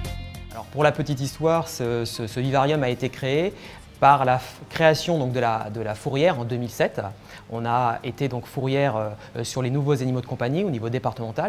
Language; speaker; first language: French; native; French